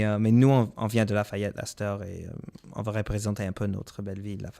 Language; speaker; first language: French; non-native, local second language; English